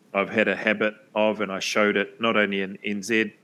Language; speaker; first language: English; native; English